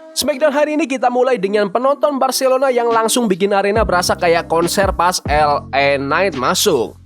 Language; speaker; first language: Indonesian; native; Indonesian